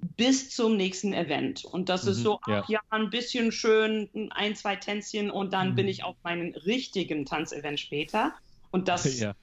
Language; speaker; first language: German; early bilingual, heritage; English